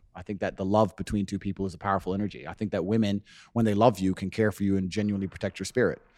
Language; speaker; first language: English; native; English